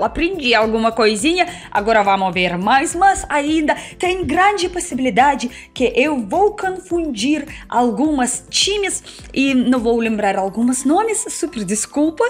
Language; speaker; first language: Portuguese; non-native, learner; Russian